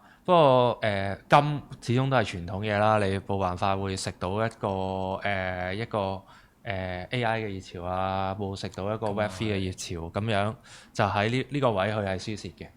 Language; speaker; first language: Cantonese; native; Cantonese